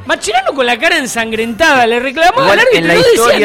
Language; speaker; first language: Spanish; native; Spanish